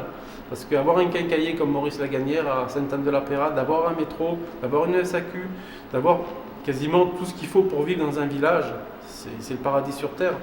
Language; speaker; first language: French; native; French